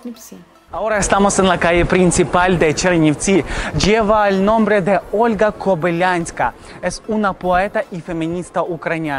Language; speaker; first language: Spanish; non-native, fluent; Ukrainian